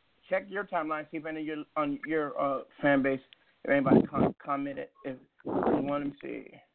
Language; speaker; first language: English; native; English